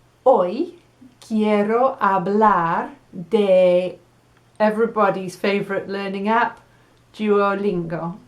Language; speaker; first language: Spanish; non-native, fluent; English